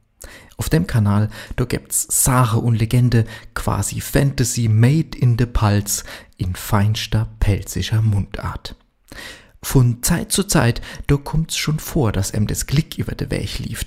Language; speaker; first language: German; native; German